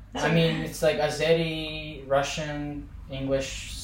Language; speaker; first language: English; non-native, fluent; Azerbaijani